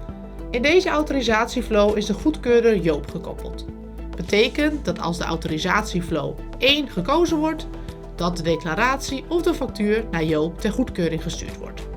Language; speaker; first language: Dutch; native; Dutch